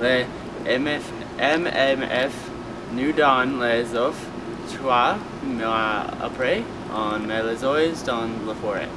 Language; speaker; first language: French; non-native, learner; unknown